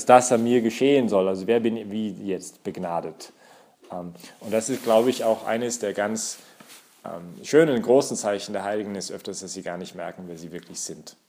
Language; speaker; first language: German; native; German